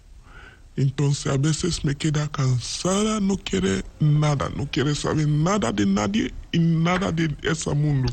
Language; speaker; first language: Spanish; non-native, learner; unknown